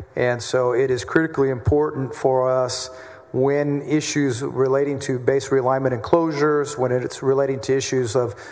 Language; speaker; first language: English; native; English